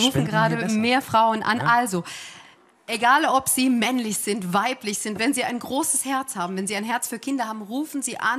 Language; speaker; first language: German; native; German